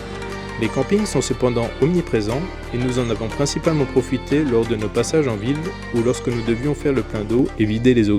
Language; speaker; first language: French; native; French